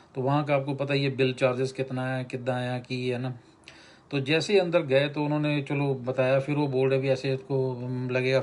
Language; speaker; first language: Hindi; non-native, local second language; Punjabi